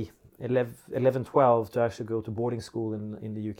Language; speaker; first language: English; non-native, fluent; Norwegian